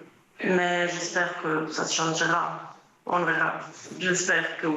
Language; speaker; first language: French; non-native, fluent; Croatian